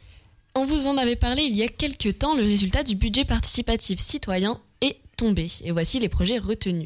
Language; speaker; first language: French; native; French